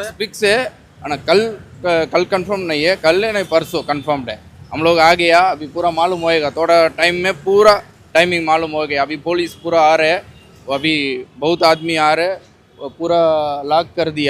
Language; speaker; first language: Hindi; non-native, local second language; Tamil